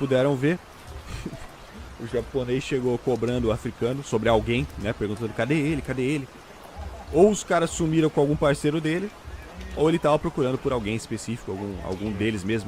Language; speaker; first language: Portuguese; native; Portuguese